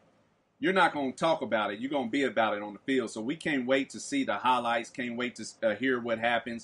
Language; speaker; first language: English; native; English